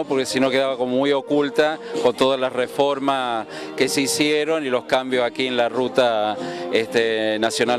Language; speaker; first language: Spanish; native; Spanish